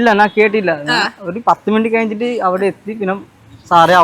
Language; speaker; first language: Malayalam; non-native, local second language; Odia